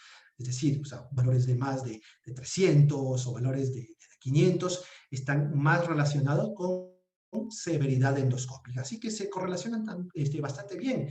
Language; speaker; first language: Spanish; native; Spanish